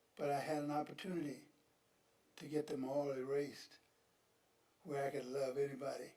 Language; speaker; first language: English; native; English